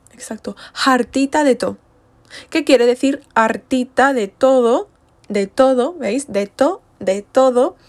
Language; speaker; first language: Spanish; native; Spanish